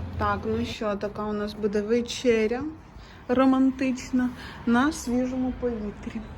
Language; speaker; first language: Ukrainian; non-native, local second language; Russian